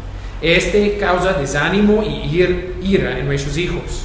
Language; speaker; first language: Spanish; non-native, fluent; English